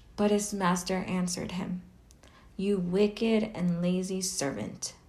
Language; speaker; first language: English; early bilingual, other home language; Spanish